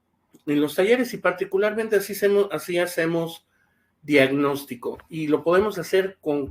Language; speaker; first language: Spanish; native; Spanish